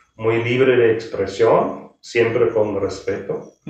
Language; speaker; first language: Spanish; non-native, fluent; German